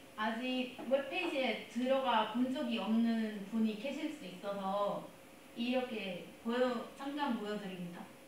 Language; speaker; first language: Korean; non-native, fluent; Spanish